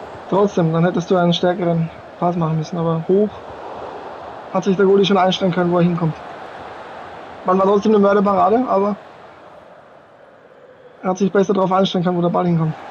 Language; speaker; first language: German; native; German